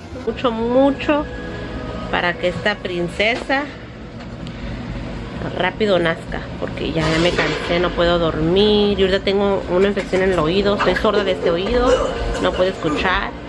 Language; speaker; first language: Spanish; early bilingual, heritage; Spanish